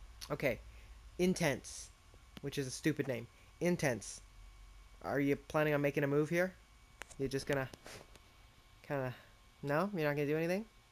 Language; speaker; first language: English; native; English